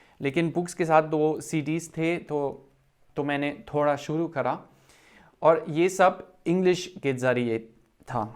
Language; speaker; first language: Hindi; non-native, fluent; German